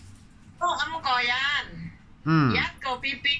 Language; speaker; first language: Cantonese; non-native, learner; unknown